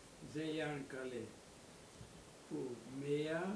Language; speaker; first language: Hebrew; non-native, learner; German